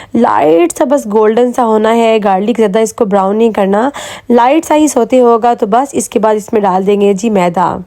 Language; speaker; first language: Urdu; native; Urdu